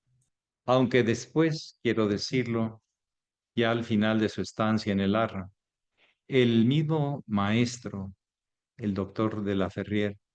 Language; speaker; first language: Spanish; native; Spanish